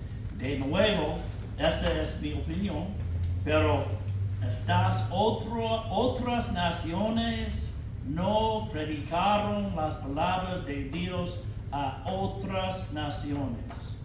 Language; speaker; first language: Spanish; non-native, fluent; English